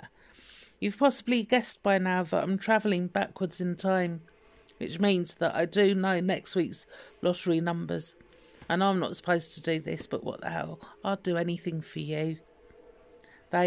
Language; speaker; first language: English; native; English